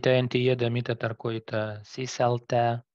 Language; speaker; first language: Finnish; non-native, learner; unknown